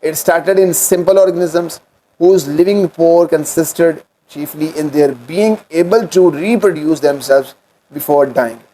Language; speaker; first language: English; non-native, local second language; Urdu